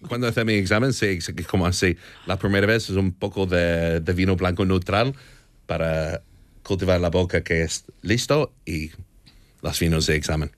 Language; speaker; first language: Spanish; non-native, learner; English